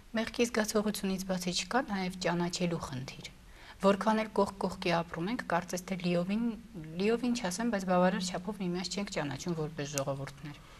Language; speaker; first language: Armenian; native; Armenian